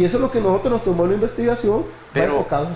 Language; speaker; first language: Spanish; native; Spanish